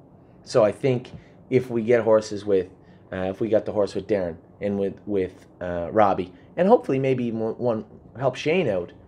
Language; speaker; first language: English; native; English